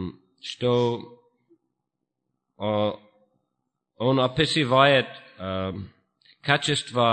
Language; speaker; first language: Russian; non-native, fluent; English